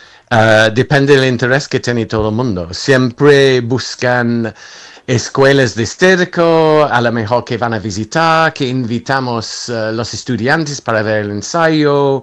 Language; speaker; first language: Spanish; non-native, fluent; English